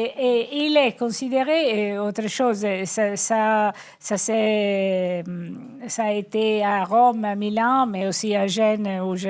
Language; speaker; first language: French; non-native, fluent; Italian